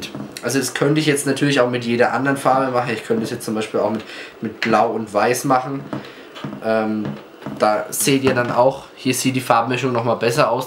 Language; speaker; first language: German; native; German